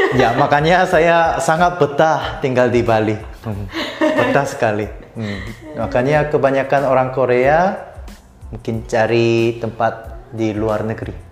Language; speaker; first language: Indonesian; non-native, fluent; Korean